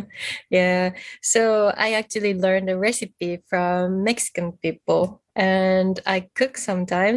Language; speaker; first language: English; non-native, fluent; Japanese